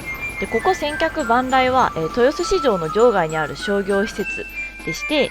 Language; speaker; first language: Japanese; native; Japanese